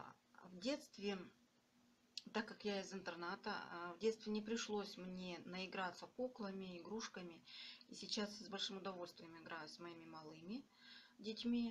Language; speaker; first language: Russian; native; Russian